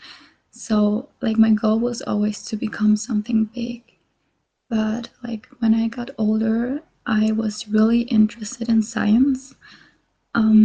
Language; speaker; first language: English; non-native, fluent; German